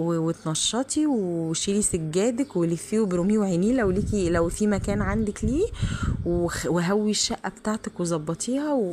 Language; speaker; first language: Arabic; native; Arabic